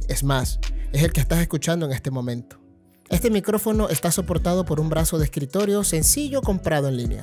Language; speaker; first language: Spanish; native; Spanish